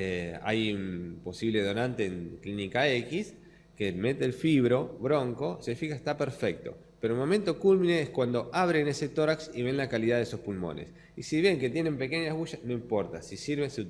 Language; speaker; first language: Spanish; native; Spanish